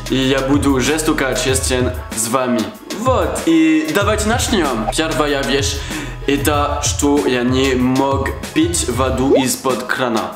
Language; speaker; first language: Russian; non-native, learner; French